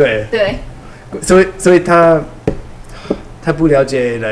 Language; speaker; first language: Chinese; non-native, learner; English